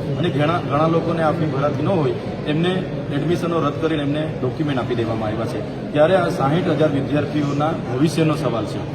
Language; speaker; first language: Gujarati; non-native, local second language; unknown